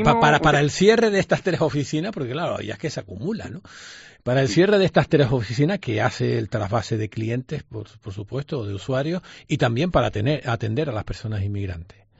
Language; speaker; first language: Spanish; native; Spanish